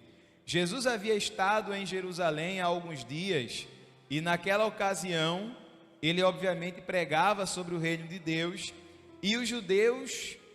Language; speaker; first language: Portuguese; native; Portuguese